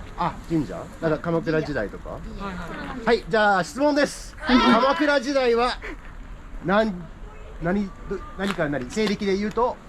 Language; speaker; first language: Japanese; early bilingual, other home language; English